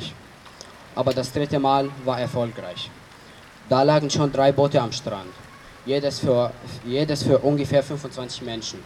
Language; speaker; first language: German; early bilingual, other home language; Arabic